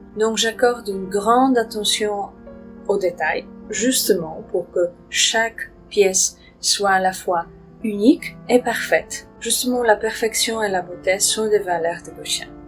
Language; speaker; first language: French; non-native, fluent; Polish